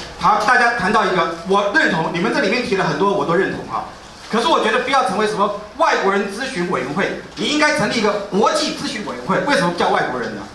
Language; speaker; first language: Chinese; native; Chinese